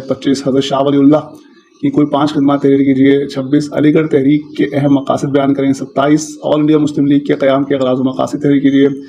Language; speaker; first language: Urdu; native; Urdu